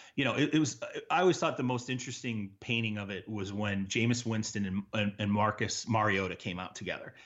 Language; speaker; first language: English; native; English